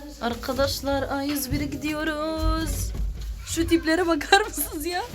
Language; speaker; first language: Turkish; early bilingual, other home language; Arabic